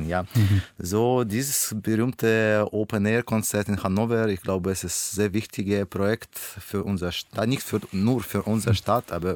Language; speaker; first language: German; non-native, learner; Russian